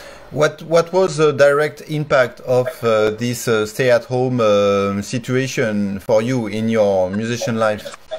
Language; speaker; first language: English; non-native, fluent; French